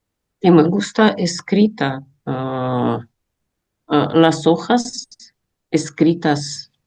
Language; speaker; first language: Spanish; non-native, learner; Russian